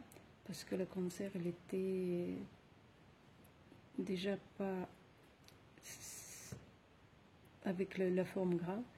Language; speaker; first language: French; non-native, fluent; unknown